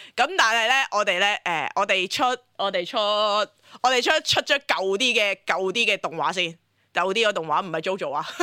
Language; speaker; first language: Cantonese; native; Cantonese